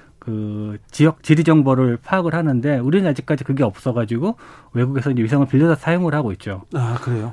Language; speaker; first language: Korean; native; Korean